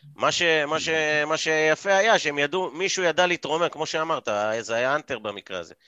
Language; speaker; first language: Hebrew; native; Hebrew